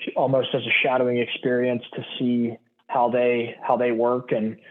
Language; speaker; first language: English; native; English